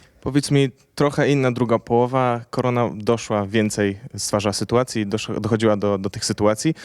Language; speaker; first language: Polish; native; Polish